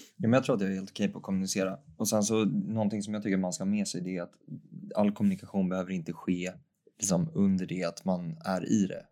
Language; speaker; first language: Swedish; native; Swedish